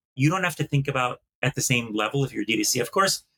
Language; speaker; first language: English; native; English